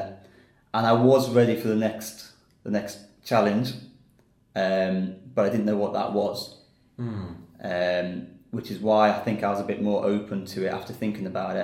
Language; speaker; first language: English; native; English